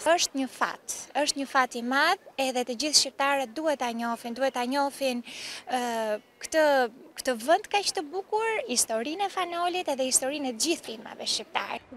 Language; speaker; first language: Albanian; early bilingual, heritage; Albanian